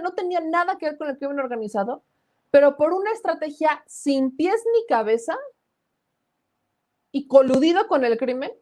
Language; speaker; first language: Spanish; native; Spanish